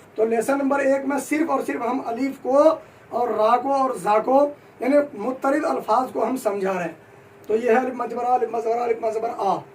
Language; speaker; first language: Hindi; native; Hindi